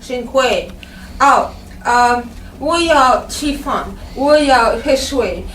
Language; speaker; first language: Chinese; non-native, learner; English